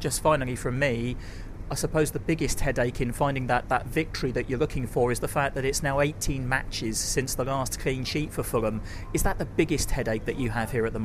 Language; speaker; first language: English; native; English